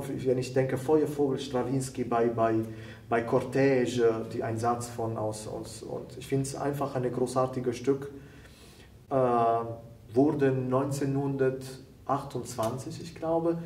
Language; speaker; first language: German; non-native, fluent; Italian